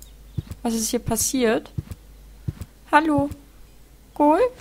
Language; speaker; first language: German; native; German